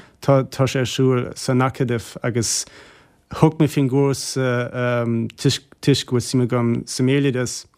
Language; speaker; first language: Irish; non-native, fluent; German